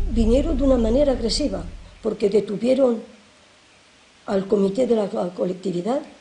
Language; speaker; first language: Spanish; native; Spanish